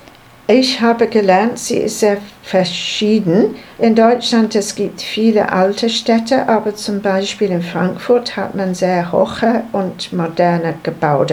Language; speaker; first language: German; non-native, learner; English